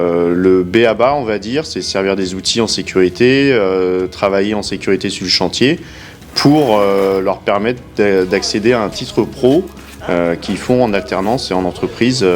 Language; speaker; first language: French; native; French